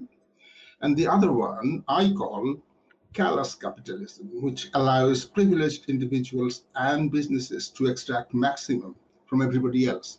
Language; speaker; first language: English; non-native, local second language; Bangla